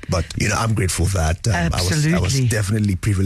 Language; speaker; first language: English; non-native, local second language; Yoruba